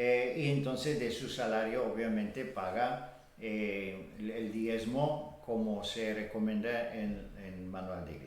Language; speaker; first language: Spanish; non-native, fluent; Bulgarian